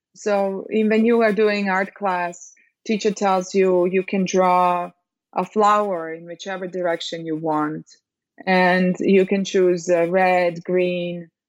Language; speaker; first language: English; non-native, fluent; Serbian